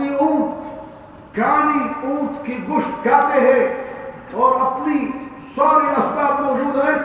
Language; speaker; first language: Urdu; non-native, learner; Arabic